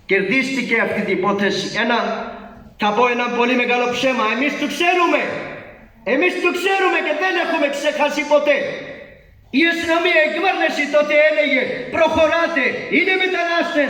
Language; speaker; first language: Greek; non-native, fluent; Urdu